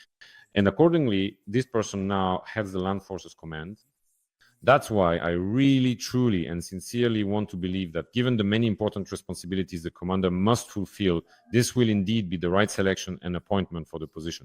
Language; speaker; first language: English; non-native, fluent; Ukrainian